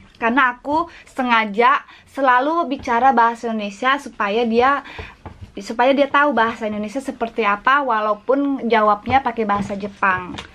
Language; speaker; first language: Indonesian; native; Indonesian